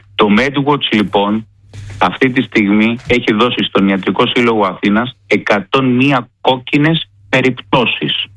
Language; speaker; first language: Greek; native; Greek